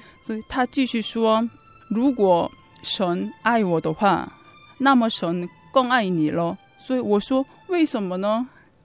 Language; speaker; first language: Chinese; non-native, fluent; Korean